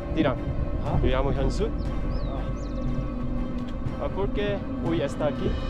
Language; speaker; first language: Spanish; non-native, learner; Korean